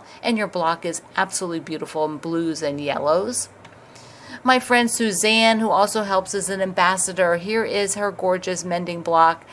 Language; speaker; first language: English; native; English